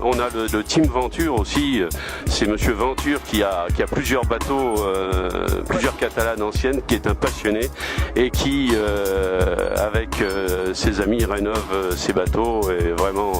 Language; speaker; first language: French; native; French